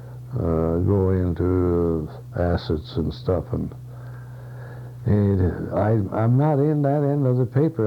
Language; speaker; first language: English; non-native, fluent; Swedish